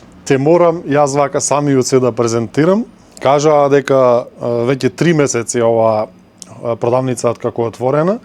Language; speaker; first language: Macedonian; native; Macedonian